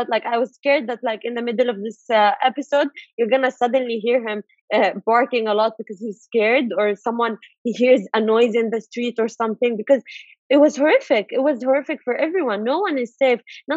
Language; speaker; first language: English; non-native, fluent; Arabic